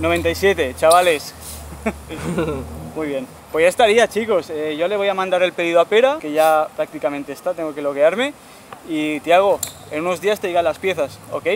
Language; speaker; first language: Spanish; native; Spanish